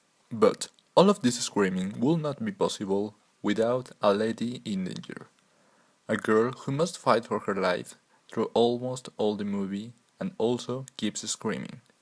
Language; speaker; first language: English; non-native, fluent; Spanish